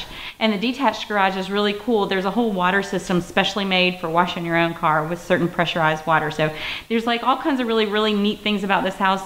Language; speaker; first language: English; native; English